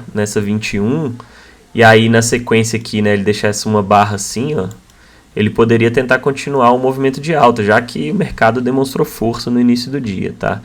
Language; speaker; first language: Portuguese; native; Portuguese